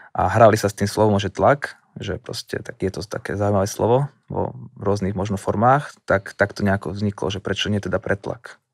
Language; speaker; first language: Slovak; native; Slovak